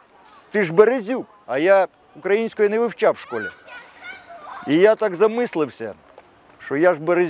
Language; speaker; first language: Ukrainian; native; Ukrainian